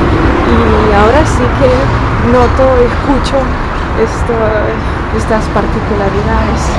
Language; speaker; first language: Spanish; non-native, fluent; Russian